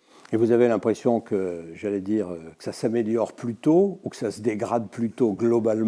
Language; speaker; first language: French; native; French